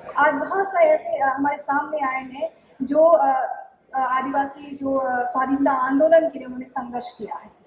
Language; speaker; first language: Hindi; non-native, local second language; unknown